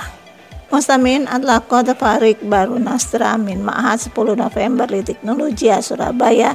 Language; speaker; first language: Arabic; non-native, fluent; Indonesian